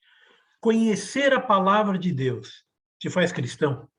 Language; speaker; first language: Portuguese; native; Portuguese